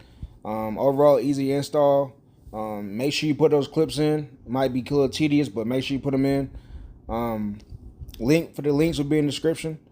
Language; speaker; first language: English; native; English